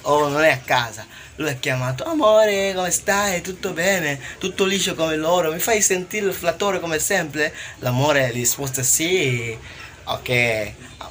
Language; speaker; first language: Italian; non-native, learner; Swahili